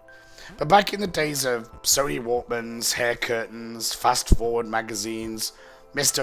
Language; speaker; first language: English; native; English